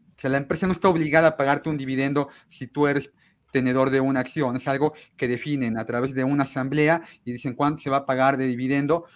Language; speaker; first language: Spanish; native; Spanish